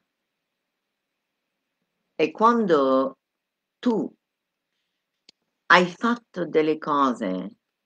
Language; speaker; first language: Italian; non-native, fluent; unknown